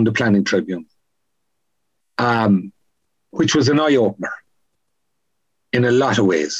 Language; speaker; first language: English; native; English